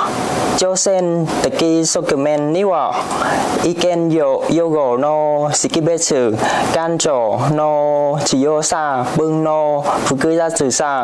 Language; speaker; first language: Japanese; non-native, learner; Vietnamese